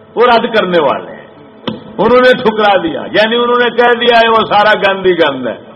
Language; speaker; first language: Urdu; non-native, local second language; Punjabi